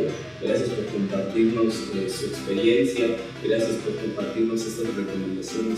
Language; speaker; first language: Spanish; non-native, local second language; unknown